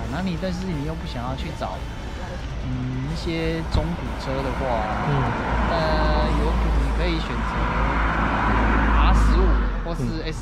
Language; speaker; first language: Chinese; native; Chinese